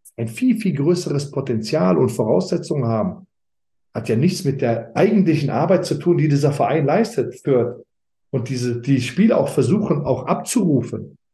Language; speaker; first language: German; early bilingual, other home language; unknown